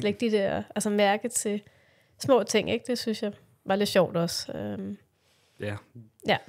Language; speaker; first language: Danish; native; Danish